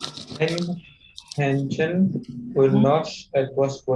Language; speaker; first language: German; non-native, learner; Indonesian